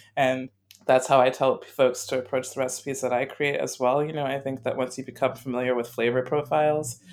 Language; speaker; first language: English; native; English